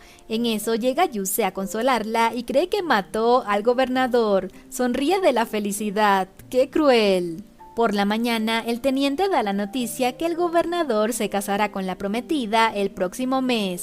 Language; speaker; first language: Spanish; native; Spanish